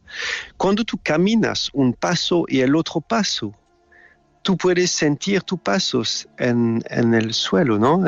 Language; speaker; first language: Spanish; non-native, fluent; French